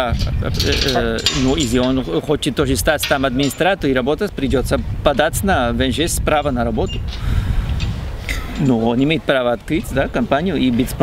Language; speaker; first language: Russian; non-native, learner; Spanish